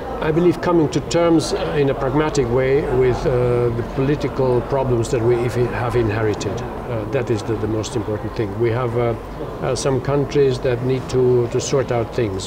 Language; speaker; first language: English; non-native, fluent; German